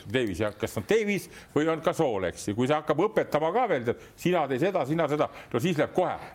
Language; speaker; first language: Estonian; native; Estonian